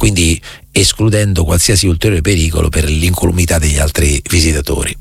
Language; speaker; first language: Italian; native; Italian